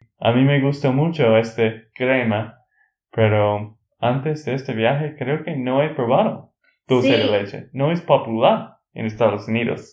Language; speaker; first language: Spanish; non-native, learner; English